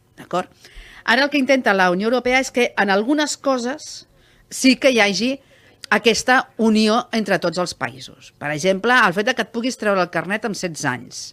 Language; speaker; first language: Catalan; native; Catalan